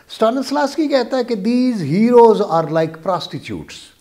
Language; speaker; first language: Urdu; non-native, local second language; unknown